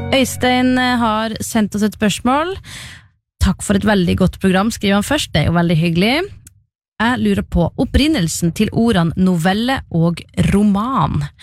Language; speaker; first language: Norwegian; native; Norwegian